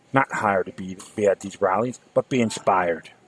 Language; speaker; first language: English; native; English